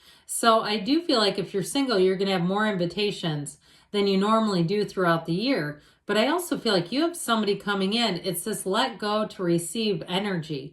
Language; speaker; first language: English; native; English